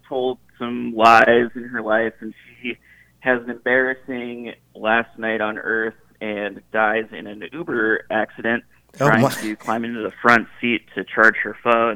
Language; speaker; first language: English; native; English